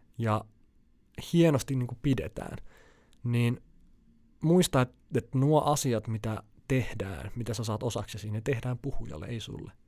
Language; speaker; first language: Finnish; native; Finnish